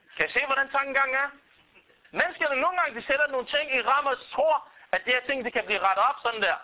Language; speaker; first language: Danish; non-native, fluent; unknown